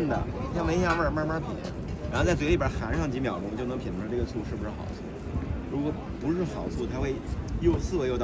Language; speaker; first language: Chinese; native; Chinese